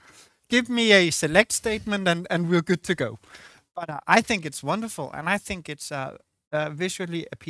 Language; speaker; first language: English; non-native, fluent; Danish